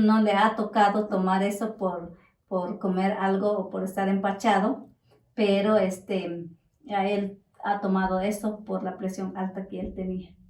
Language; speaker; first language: Spanish; native; Spanish